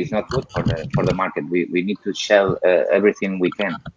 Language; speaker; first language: English; non-native, learner; Spanish